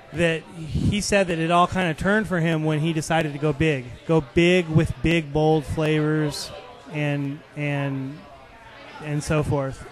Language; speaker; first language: English; native; English